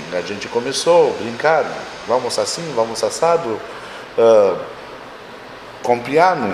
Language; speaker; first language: Portuguese; non-native, fluent; Romanian